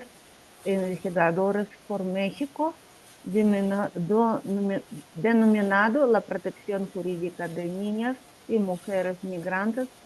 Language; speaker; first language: Spanish; non-native, learner; Russian